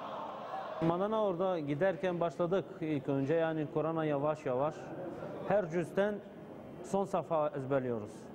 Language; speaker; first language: Turkish; non-native, fluent; Bulgarian